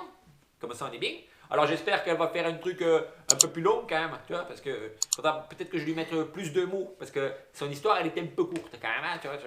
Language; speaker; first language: French; native; French